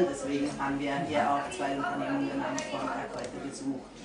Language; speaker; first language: German; non-native, fluent; Hungarian